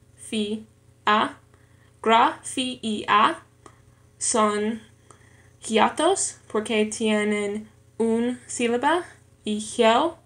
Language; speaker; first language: Spanish; non-native, learner; English